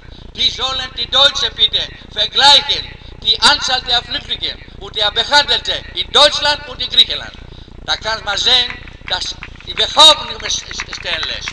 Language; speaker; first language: German; non-native, fluent; Greek